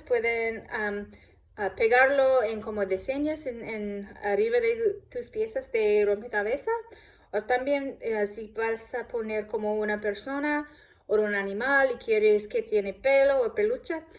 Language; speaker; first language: Spanish; non-native, learner; English